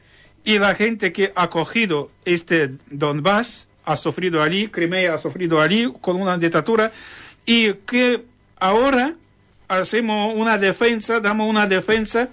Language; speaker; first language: Spanish; non-native, learner; Ukrainian